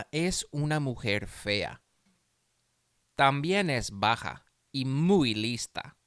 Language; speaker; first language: Spanish; non-native, fluent; English